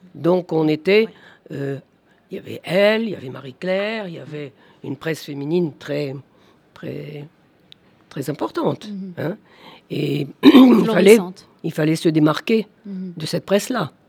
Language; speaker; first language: French; native; French